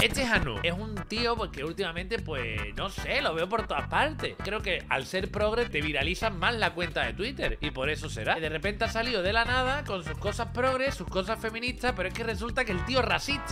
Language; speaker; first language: Spanish; native; Spanish